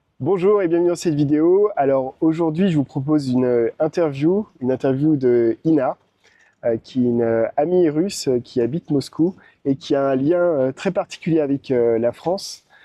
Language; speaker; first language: French; native; French